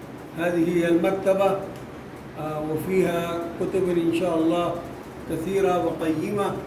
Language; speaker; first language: Arabic; non-native, fluent; Urdu